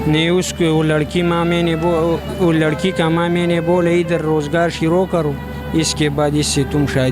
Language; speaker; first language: Hindi; non-native, local second language; Pashto